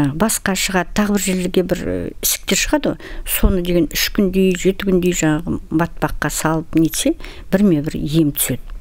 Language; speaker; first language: Kazakh; non-native, local second language; Russian